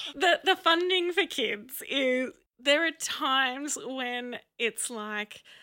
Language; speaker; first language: English; native; English